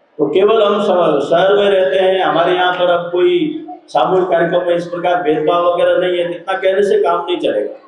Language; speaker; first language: Hindi; native; Hindi